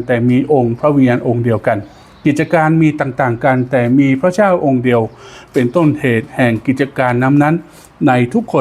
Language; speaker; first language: Thai; native; Thai